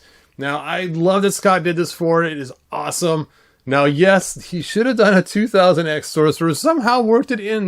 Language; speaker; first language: English; native; English